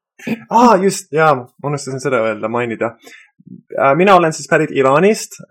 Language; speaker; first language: Estonian; non-native, fluent; Persian